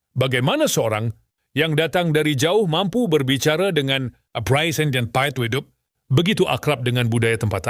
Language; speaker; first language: Malay; native; Malay